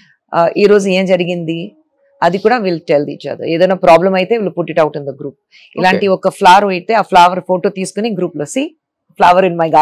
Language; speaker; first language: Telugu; non-native, learner; Tamil